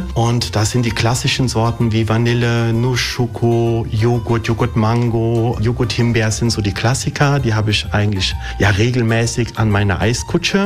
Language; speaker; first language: German; early bilingual, other home language; Italian